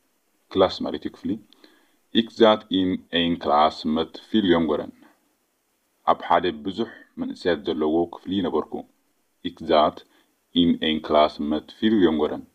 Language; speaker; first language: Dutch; non-native, learner; Tigrinya